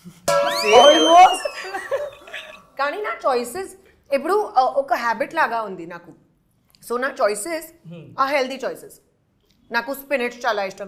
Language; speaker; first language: Telugu; non-native, learner; Hindi